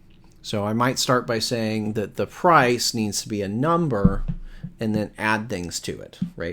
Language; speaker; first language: English; native; English